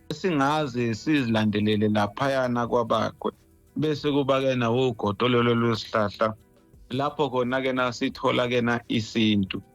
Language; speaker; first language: Zulu; native; Zulu